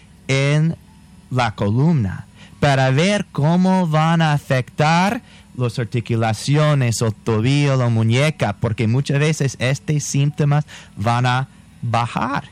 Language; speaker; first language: Spanish; non-native, fluent; English